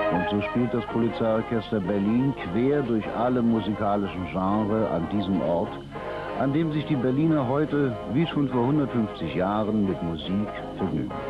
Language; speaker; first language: German; native; German